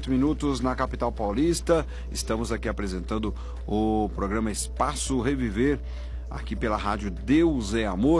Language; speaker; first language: Portuguese; native; Portuguese